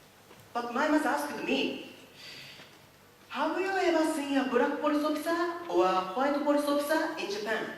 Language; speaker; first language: English; non-native, learner; Japanese